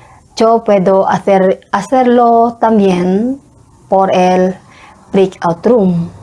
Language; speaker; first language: Spanish; non-native, fluent; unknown